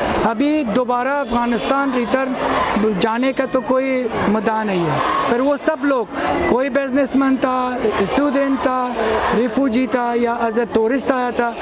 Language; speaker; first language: Hindi; non-native, fluent; Persian